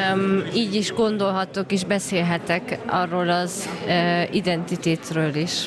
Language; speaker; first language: Hungarian; early bilingual, heritage; German